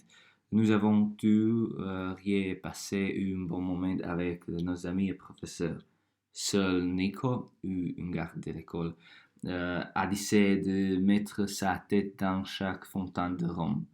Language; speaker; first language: French; non-native, learner; Croatian